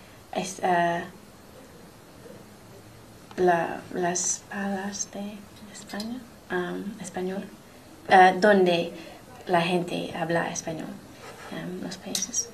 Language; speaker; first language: Spanish; non-native, learner; English